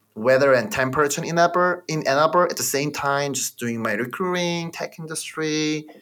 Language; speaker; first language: English; non-native, fluent; Korean